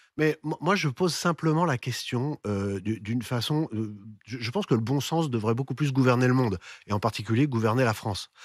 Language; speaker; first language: French; native; French